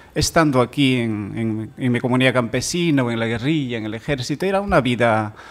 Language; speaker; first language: Spanish; non-native, local second language; Quechua